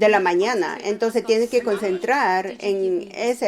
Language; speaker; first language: Spanish; non-native, fluent; Korean